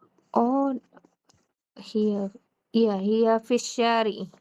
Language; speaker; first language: Arabic; non-native, learner; Indonesian